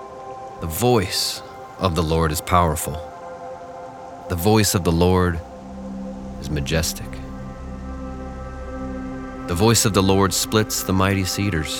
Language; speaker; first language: English; native; English